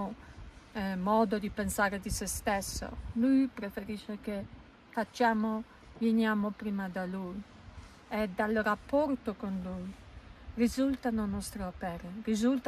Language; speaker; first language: Italian; non-native, learner; Polish